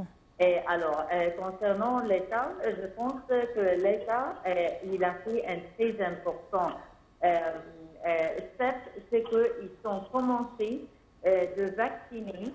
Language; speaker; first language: French; non-native, fluent; Arabic